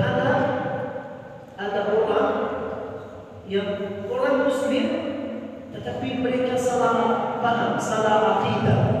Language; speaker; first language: Indonesian; non-native, learner; Arabic